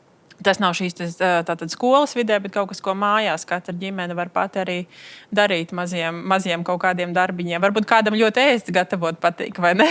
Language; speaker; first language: Latvian; native; Latvian